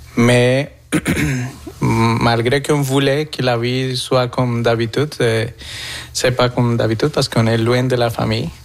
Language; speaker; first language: French; non-native, fluent; Spanish